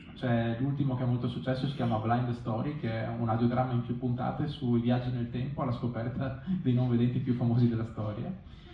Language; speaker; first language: Italian; native; Italian